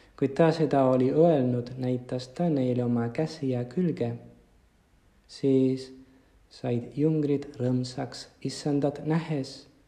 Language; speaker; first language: Estonian; non-native, fluent; Spanish